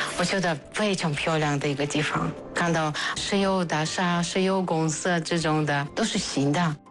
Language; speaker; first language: Chinese; non-native, fluent; Russian